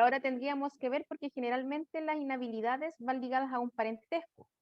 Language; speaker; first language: Spanish; native; Spanish